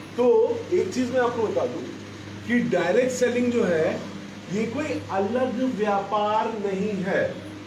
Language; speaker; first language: Hindi; non-native, local second language; Gujarati